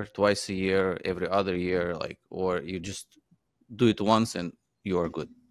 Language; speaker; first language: English; non-native, fluent; Uzbek